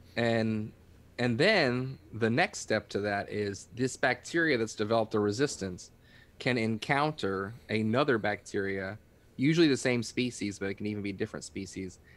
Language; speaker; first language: English; native; English